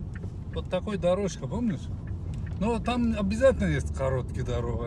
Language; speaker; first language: Russian; non-native, learner; Turkish